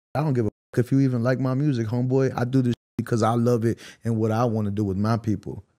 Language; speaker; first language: English; native; English